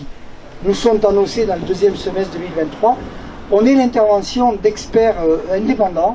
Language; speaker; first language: French; native; French